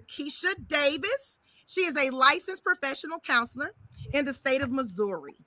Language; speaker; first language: English; native; English